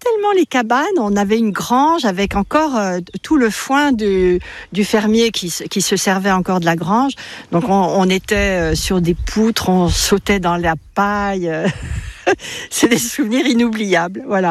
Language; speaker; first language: French; native; French